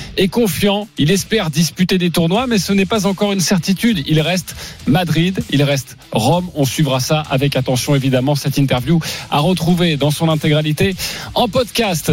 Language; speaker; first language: French; native; French